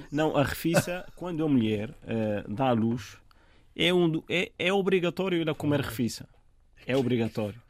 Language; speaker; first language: Portuguese; non-native, fluent; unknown